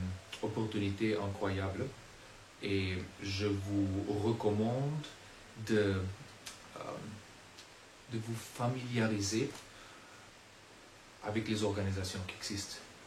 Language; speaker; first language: French; non-native, fluent; German